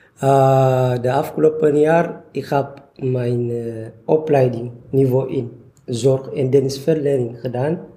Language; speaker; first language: Dutch; non-native, learner; Tigrinya